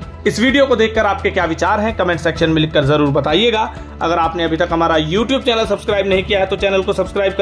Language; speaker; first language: Hindi; native; Hindi